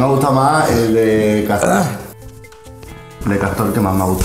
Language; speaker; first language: Spanish; native; Spanish